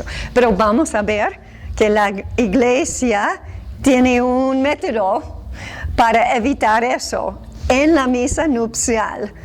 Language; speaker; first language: Spanish; non-native, fluent; English